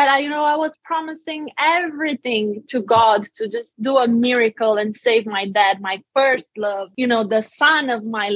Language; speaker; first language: English; non-native, fluent; Romanian